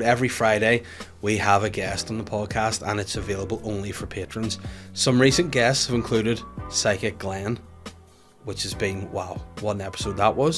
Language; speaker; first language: English; native; English